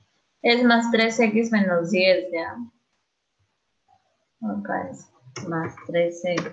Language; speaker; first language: Spanish; native; Spanish